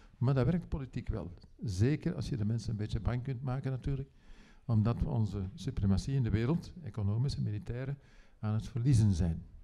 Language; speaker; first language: Dutch; native; Dutch